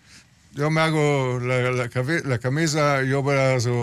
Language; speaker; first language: Spanish; early bilingual, heritage; Spanish